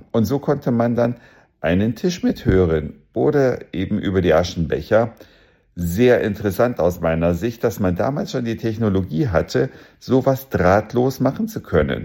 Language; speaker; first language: German; native; German